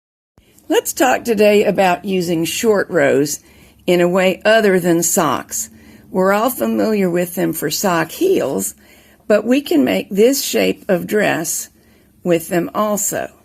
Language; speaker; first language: English; native; English